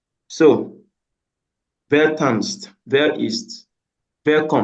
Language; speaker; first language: German; non-native, fluent; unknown